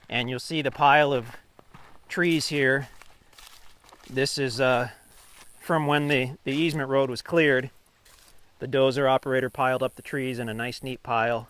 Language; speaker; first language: English; native; English